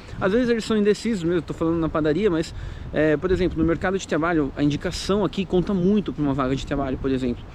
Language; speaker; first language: Portuguese; native; Portuguese